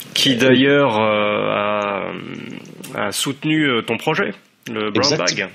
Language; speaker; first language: French; native; French